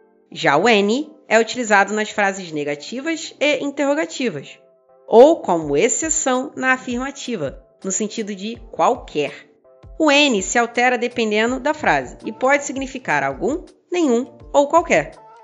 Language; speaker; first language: Portuguese; native; Portuguese